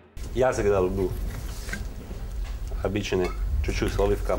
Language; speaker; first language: Russian; non-native, learner; Italian